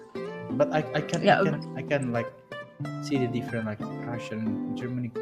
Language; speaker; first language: English; non-native, learner; Indonesian